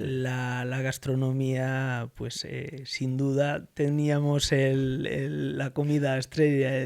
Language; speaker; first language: Spanish; native; Spanish